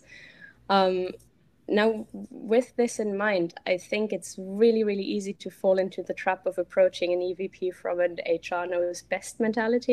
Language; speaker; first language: English; non-native, fluent; German